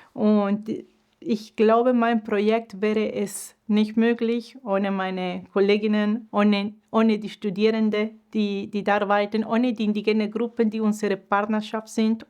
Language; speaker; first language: German; non-native, fluent; Spanish